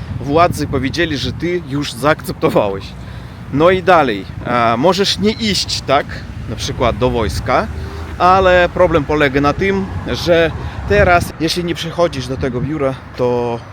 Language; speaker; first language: Polish; non-native, learner; Russian